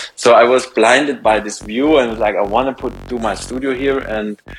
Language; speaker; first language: English; non-native, fluent; German